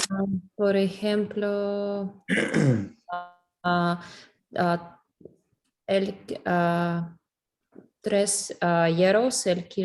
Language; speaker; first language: Spanish; non-native, learner; English